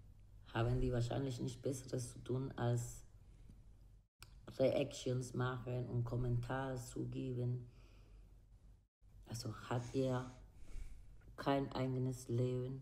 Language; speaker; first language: German; non-native, learner; Spanish